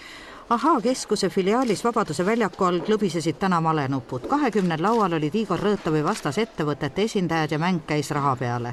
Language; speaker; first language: Estonian; native; Estonian